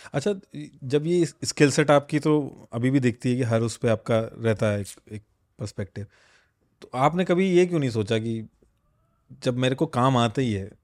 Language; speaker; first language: Hindi; native; Hindi